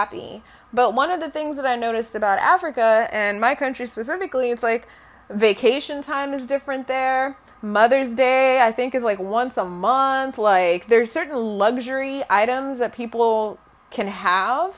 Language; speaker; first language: English; non-native, local second language; Bemba